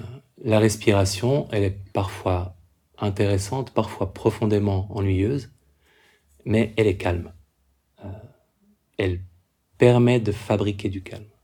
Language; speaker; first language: French; native; French